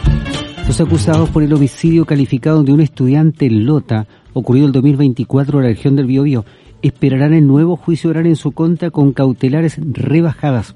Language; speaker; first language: Spanish; native; Spanish